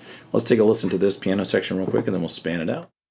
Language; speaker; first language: English; native; English